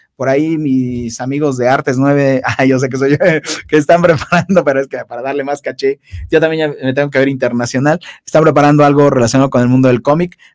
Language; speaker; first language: Spanish; native; Spanish